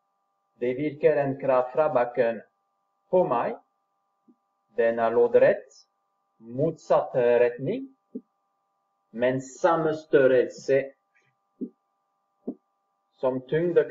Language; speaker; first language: Norwegian; non-native, fluent; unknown